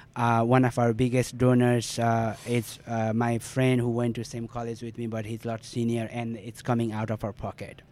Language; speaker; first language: English; non-native, local second language; Nepali